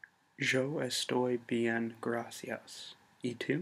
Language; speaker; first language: Spanish; non-native, learner; English